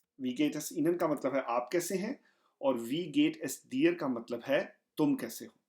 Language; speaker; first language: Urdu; non-native, local second language; Punjabi